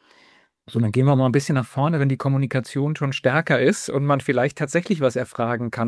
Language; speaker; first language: German; native; German